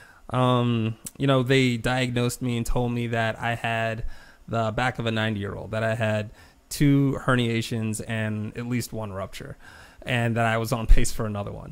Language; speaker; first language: English; native; English